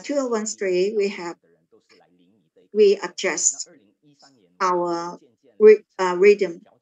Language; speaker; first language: English; non-native, learner; Chinese